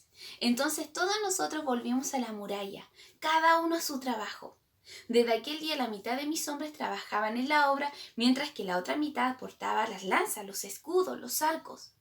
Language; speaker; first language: Spanish; native; Spanish